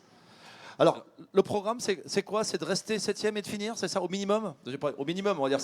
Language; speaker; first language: French; native; French